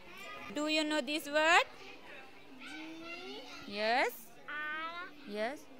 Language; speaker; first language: English; non-native, fluent; Hindi